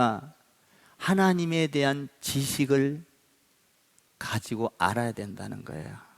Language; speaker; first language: Korean; native; Korean